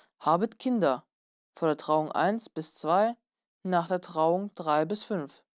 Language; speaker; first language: German; native; German